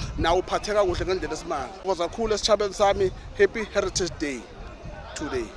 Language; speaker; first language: Zulu; non-native, local second language; South Ndebele